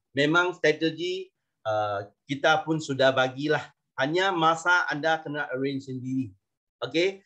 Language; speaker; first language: Malay; non-native, local second language; Chinese